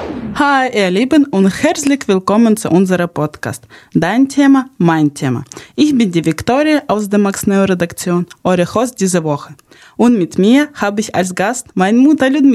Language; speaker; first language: German; non-native, fluent; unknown